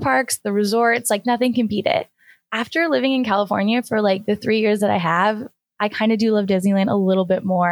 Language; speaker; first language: English; native; English